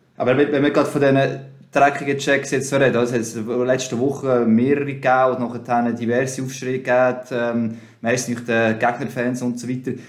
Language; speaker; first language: German; native; German